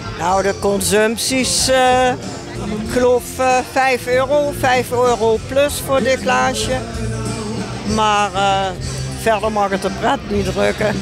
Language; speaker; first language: Dutch; native; Dutch